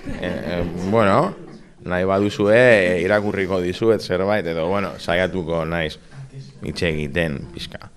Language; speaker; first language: Basque; non-native, local second language; Spanish